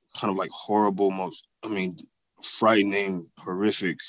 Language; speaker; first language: English; native; English